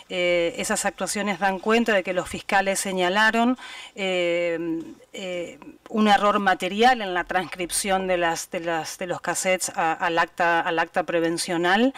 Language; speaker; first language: Spanish; native; Spanish